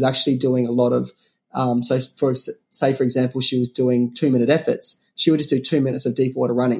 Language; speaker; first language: English; native; English